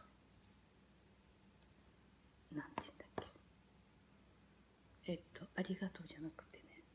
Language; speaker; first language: Japanese; native; Japanese